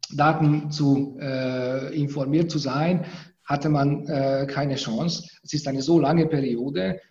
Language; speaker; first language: German; non-native, fluent; Hungarian